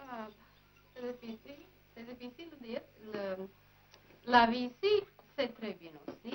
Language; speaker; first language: French; non-native, learner; English